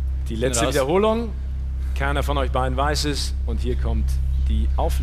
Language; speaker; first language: German; native; German